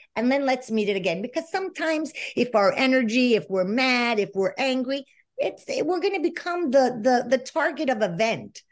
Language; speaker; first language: English; non-native, fluent; Spanish